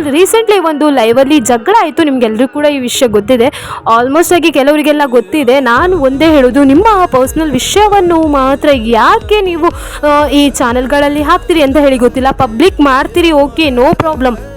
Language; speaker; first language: Kannada; non-native, local second language; Tulu